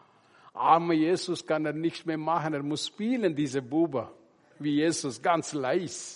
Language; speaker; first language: German; non-native, learner; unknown